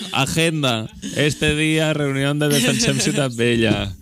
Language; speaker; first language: Spanish; non-native, local second language; Catalan